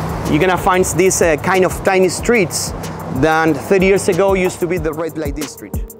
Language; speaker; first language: English; non-native, fluent; Spanish